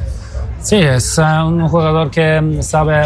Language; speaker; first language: Spanish; non-native, learner; Polish